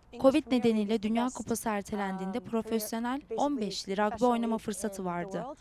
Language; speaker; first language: Turkish; non-native, learner; English